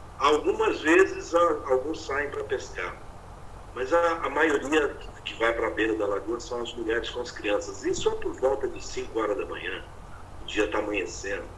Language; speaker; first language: Portuguese; native; Portuguese